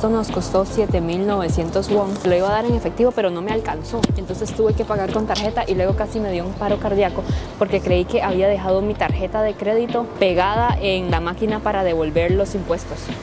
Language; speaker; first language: Spanish; native; Spanish